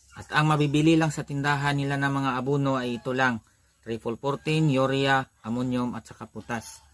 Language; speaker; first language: Filipino; non-native, local second language; Cebuano